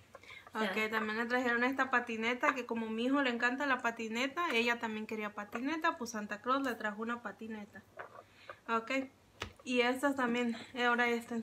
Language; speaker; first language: Spanish; native; Spanish